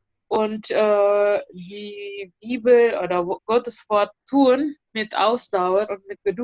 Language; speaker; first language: German; non-native, fluent; Indonesian